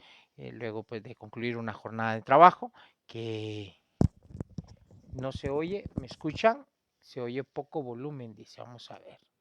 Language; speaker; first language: Spanish; native; Spanish